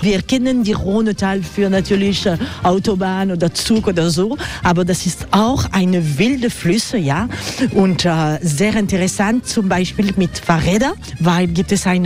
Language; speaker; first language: German; non-native, learner; French